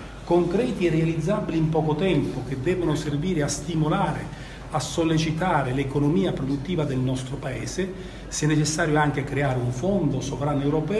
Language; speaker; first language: Italian; native; Italian